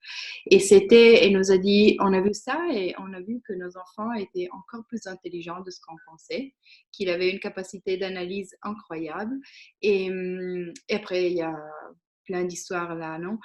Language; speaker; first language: French; non-native, fluent; Italian